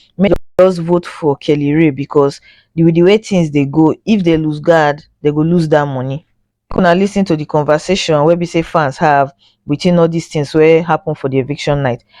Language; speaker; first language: Nigerian Pidgin; native; Nigerian Pidgin